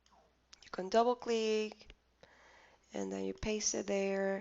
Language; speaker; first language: English; non-native, fluent; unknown